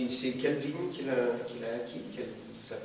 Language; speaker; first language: French; non-native, fluent; English